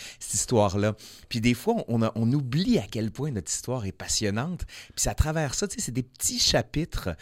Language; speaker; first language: French; native; French